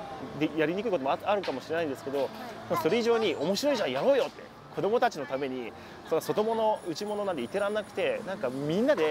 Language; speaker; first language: Japanese; native; Japanese